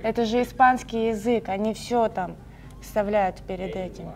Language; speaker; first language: Russian; native; Russian